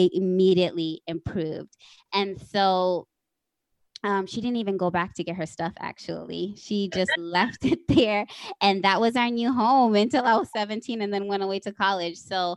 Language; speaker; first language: English; native; English